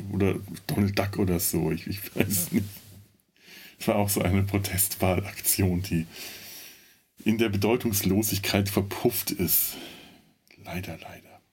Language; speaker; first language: German; native; German